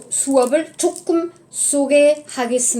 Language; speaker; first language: Korean; non-native, learner; French